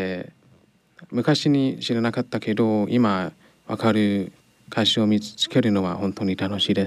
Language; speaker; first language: Japanese; non-native, learner; English